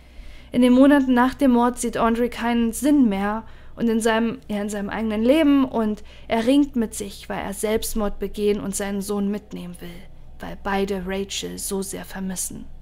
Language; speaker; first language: German; native; German